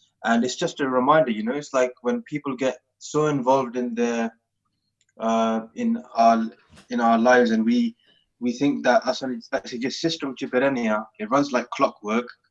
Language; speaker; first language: English; early bilingual, other home language; Punjabi